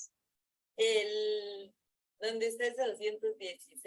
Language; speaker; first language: Spanish; native; Spanish